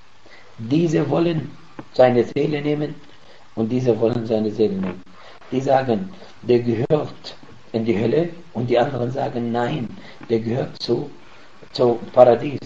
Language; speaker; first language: German; non-native, fluent; Arabic